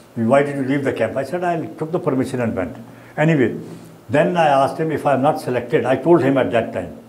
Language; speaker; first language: English; non-native, local second language; Punjabi